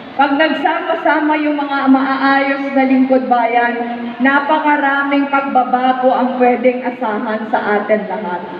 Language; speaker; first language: Filipino; non-native, local second language; Bikol